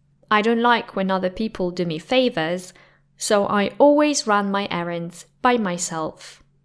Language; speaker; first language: English; non-native, fluent; Polish